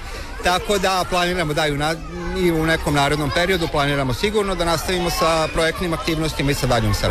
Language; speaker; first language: Serbian; native; Serbian